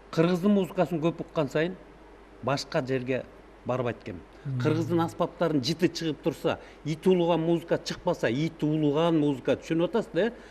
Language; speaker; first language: Kyrgyz; native; Kyrgyz